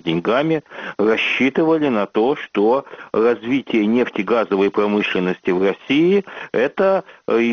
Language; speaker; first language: Russian; native; Russian